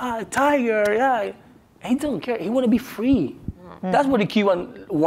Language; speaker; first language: English; non-native, learner; Spanish